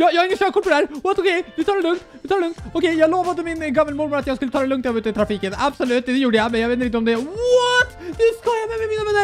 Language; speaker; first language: Swedish; native; Swedish